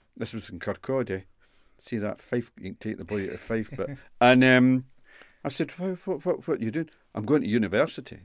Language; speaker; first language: English; native; English